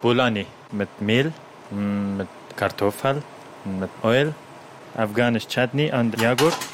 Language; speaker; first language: German; non-native, learner; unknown